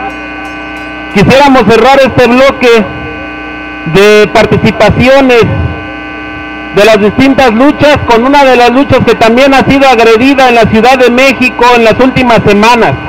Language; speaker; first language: Spanish; native; Spanish